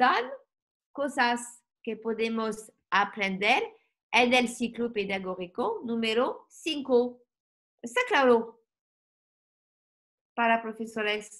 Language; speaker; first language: Spanish; non-native, learner; French